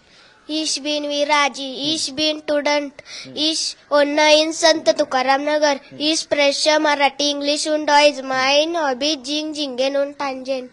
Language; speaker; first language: German; non-native, learner; Marathi